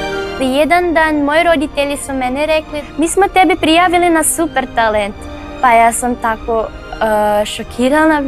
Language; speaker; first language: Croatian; early bilingual, other home language; Filipino